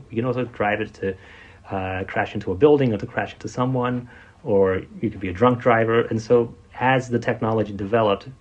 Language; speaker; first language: English; native; English